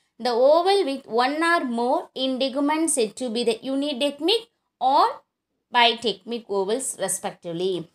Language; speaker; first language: English; non-native, local second language; Tamil